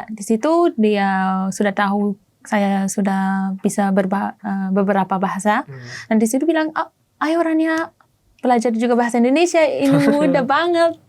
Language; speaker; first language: Indonesian; non-native, learner; German